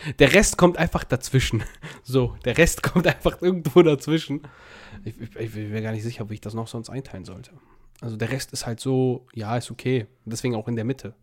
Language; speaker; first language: German; early bilingual, other home language; Russian